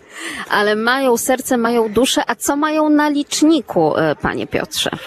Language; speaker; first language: Polish; native; Polish